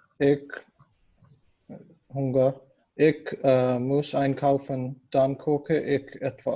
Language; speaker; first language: German; non-native, learner; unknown